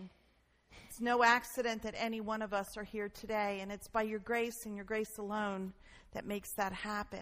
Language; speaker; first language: English; native; English